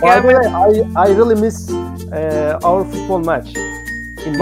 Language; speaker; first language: English; non-native, learner; Turkish